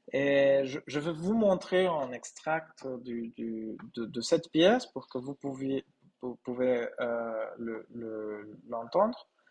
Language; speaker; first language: French; non-native, fluent; Spanish